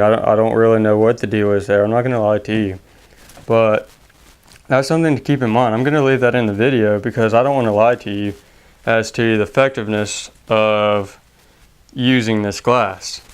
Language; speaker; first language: English; native; English